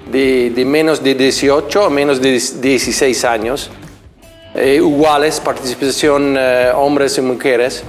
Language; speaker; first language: Spanish; non-native, fluent; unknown